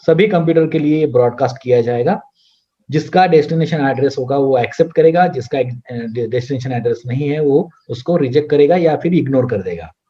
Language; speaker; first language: Hindi; non-native, local second language; Marathi